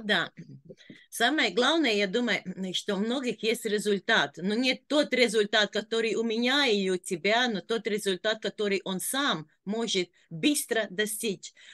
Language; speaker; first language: Russian; non-native, local second language; Latvian